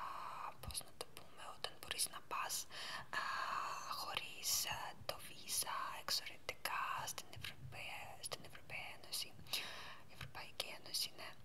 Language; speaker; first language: Greek; non-native, learner; Ukrainian